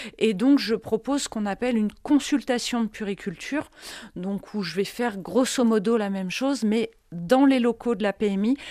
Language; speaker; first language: French; native; French